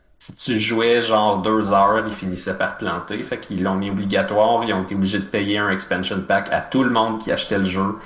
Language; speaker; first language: French; native; French